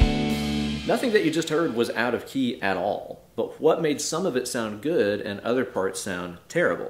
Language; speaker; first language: English; native; English